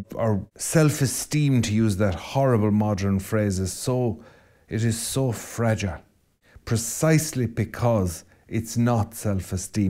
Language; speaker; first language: English; native; English